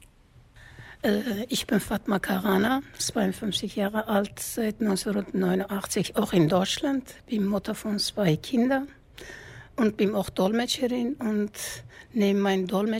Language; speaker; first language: German; non-native, fluent; Kurdish